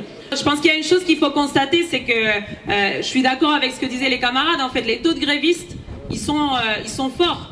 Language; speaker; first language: French; native; French